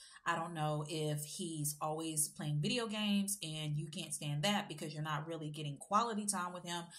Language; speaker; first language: English; native; English